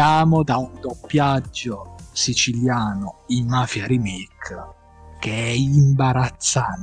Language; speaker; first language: Italian; native; Italian